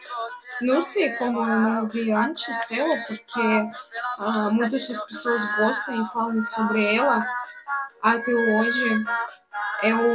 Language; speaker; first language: Portuguese; non-native, learner; Russian